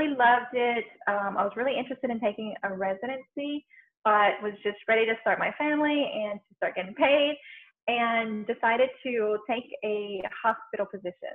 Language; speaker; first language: English; native; English